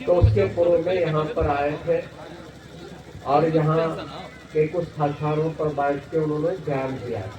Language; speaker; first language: Hindi; native; Hindi